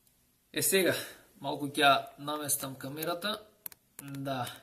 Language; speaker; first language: Macedonian; native; Macedonian